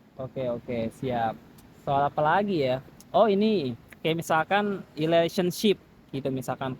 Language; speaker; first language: Indonesian; non-native, fluent; Russian